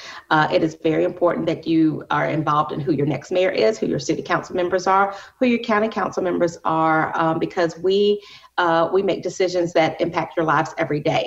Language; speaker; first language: English; native; English